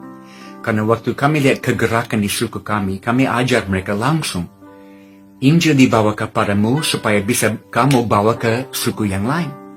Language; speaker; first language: Indonesian; non-native, fluent; English